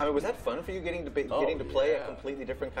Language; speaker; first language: English; native; English